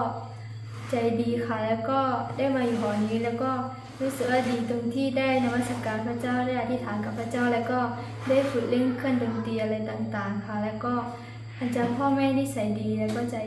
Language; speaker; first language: Thai; non-native, local second language; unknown